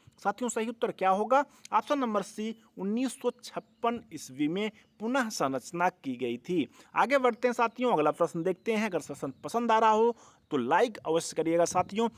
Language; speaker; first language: Hindi; native; Hindi